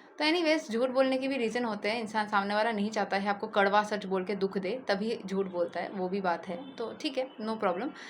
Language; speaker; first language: Hindi; non-native, local second language; Bangla